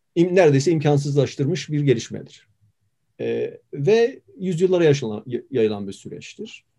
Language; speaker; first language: Turkish; native; Turkish